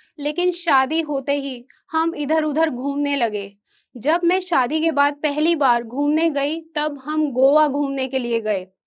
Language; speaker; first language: Hindi; native; Hindi